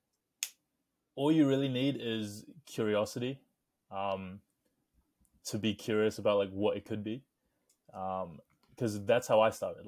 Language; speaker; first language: English; native; English